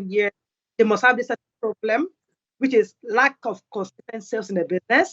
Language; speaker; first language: English; non-native, local second language; Yoruba